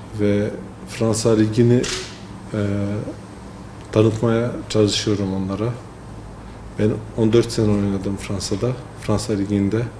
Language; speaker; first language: Turkish; early bilingual, heritage; French